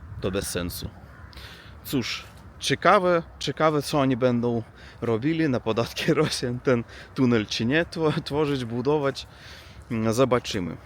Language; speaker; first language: Polish; non-native, learner; Russian